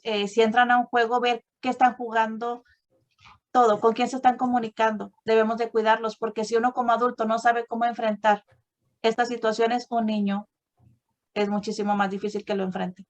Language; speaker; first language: Spanish; native; Spanish